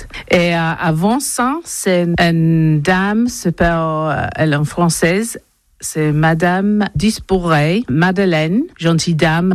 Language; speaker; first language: French; non-native, learner; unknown